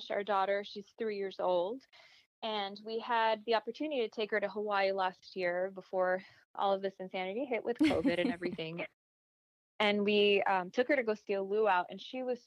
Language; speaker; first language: English; native; English